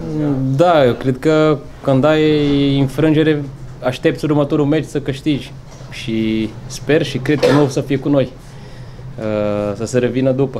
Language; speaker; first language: Romanian; non-native, fluent; Portuguese